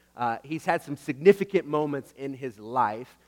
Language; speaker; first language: English; native; English